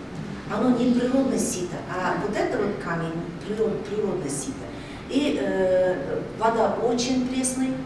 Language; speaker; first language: Russian; non-native, local second language; Kazakh